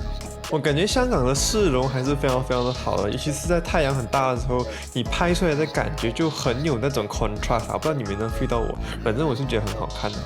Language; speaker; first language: Chinese; native; Chinese